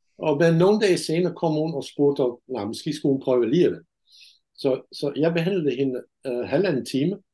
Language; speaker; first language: Danish; non-native, fluent; Dutch